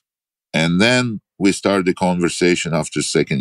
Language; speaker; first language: English; non-native, learner; Ukrainian